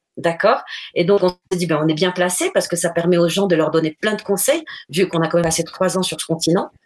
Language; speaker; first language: French; non-native, local second language; Arabic